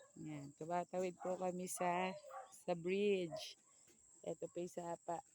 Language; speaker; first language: Filipino; native; Filipino